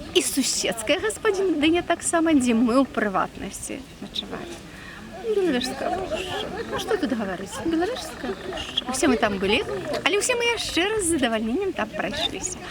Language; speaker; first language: Belarusian; native; Belarusian